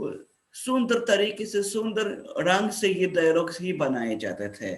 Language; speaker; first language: Hindi; non-native, fluent; Russian